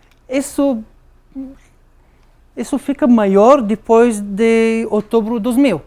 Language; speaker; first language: Portuguese; non-native, learner; Arabic